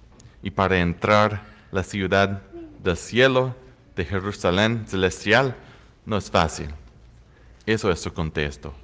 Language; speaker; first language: Spanish; non-native, fluent; English